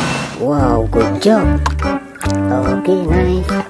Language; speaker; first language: English; non-native, learner; Indonesian